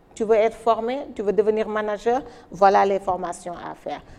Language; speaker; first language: French; non-native, local second language; Wolof